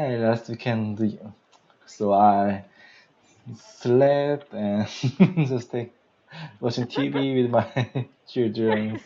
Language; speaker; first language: English; non-native, learner; Korean